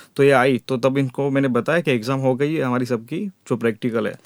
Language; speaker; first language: Hindi; non-native, local second language; Gujarati